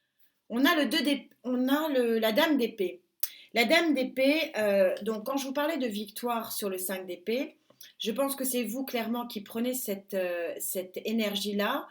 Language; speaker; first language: French; native; French